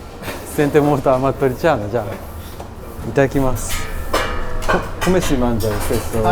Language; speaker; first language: Italian; non-native, learner; Japanese